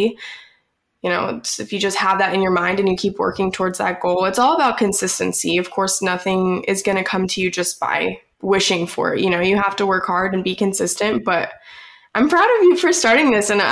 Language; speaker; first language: English; native; English